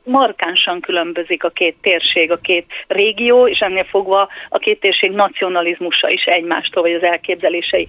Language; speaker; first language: Hungarian; native; Hungarian